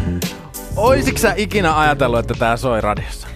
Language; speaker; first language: Finnish; native; Finnish